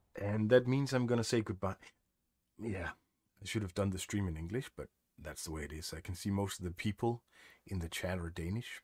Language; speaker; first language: English; non-native, fluent; Danish